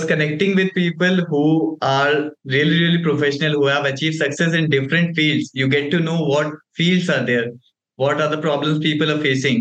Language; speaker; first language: English; non-native, local second language; Hindi